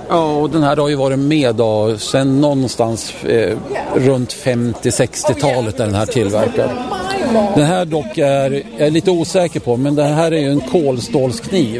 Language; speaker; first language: Swedish; native; Swedish